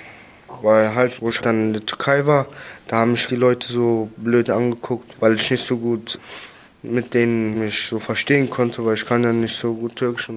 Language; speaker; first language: German; early bilingual, other home language; Turkish